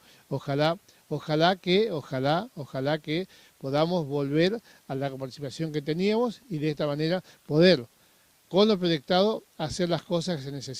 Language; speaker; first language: Spanish; native; Spanish